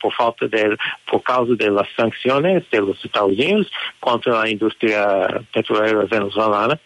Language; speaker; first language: Spanish; non-native, fluent; English